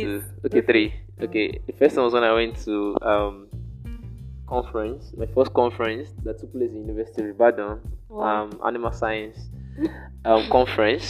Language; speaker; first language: English; non-native, local second language; Yoruba